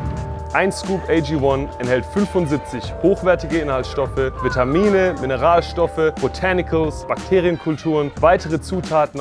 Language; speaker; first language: German; native; German